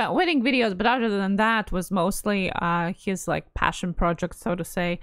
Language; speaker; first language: English; non-native, fluent; Latvian